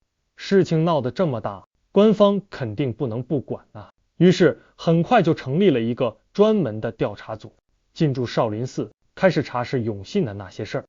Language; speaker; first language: Chinese; native; Chinese